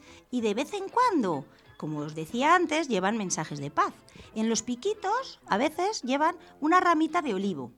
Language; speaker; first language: Spanish; native; Spanish